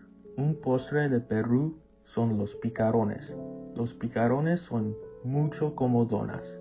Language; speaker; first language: Spanish; non-native, learner; English